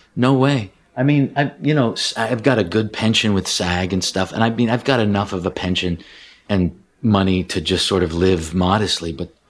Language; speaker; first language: English; native; English